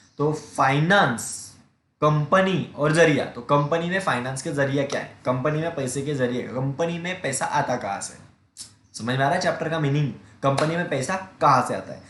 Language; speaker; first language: Hindi; non-native, local second language; Marathi